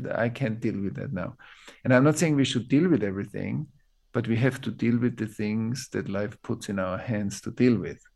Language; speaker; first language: English; non-native, fluent; German